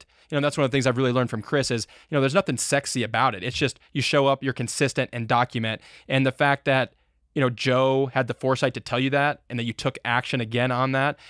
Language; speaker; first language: English; native; English